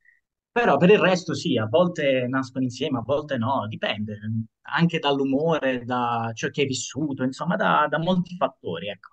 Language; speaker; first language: Italian; native; Italian